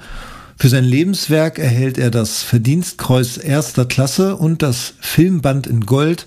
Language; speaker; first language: German; native; German